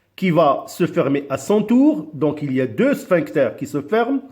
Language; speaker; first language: French; non-native, local second language; Arabic